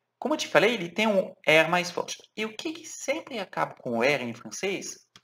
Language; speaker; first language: Portuguese; non-native, fluent; French